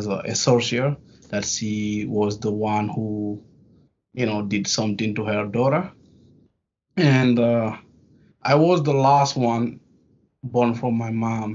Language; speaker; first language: English; non-native, fluent; Fula